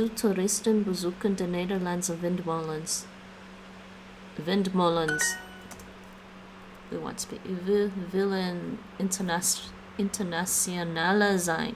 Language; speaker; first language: Dutch; non-native, learner; English